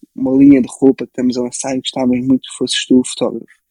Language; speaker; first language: Portuguese; early bilingual, other home language; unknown